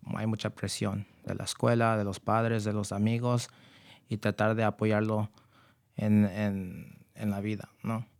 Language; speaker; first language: Spanish; early bilingual, heritage; Spanish